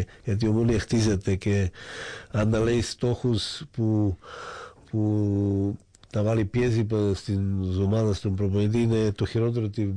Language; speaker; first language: Greek; non-native, fluent; Slovak